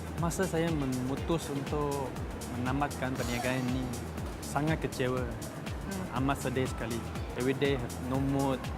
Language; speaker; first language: Malay; non-native, local second language; Chinese